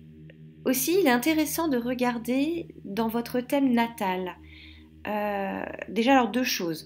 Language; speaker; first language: French; native; French